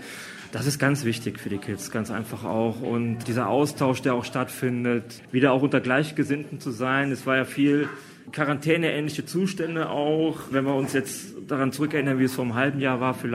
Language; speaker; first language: German; native; German